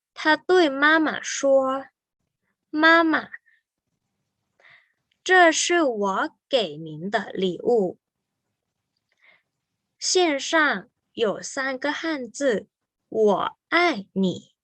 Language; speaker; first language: Chinese; non-native, fluent; Thai